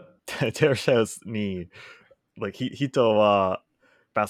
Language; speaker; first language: Japanese; non-native, learner; English